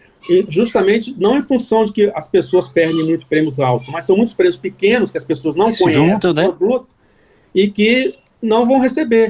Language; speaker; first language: Portuguese; native; Portuguese